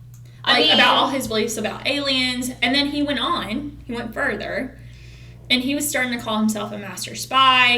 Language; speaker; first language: English; native; English